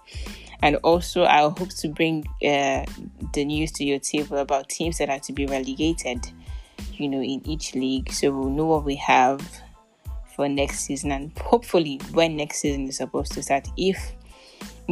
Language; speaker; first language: English; non-native, local second language; Yoruba